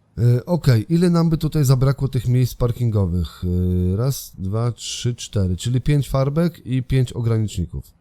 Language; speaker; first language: Polish; native; Polish